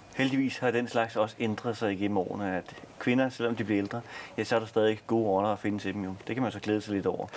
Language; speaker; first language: Danish; native; Danish